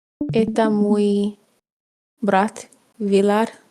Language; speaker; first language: Russian; non-native, learner; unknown